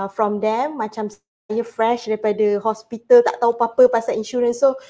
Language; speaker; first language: English; non-native, local second language; Malay